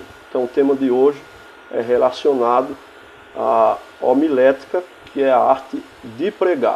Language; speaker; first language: Portuguese; native; Portuguese